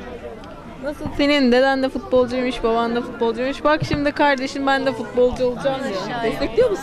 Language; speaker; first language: Turkish; native; Turkish